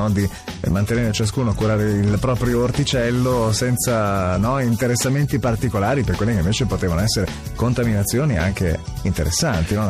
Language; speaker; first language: Italian; native; Italian